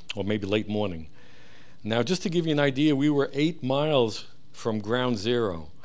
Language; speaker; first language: English; early bilingual, other home language; Hebrew